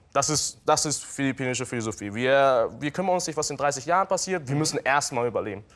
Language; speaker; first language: German; early bilingual, other home language; Filipino